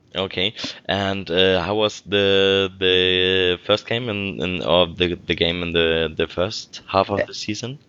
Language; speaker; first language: English; non-native, fluent; German